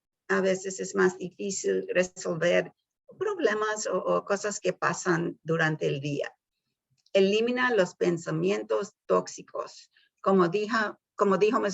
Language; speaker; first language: Spanish; early bilingual, heritage; Spanish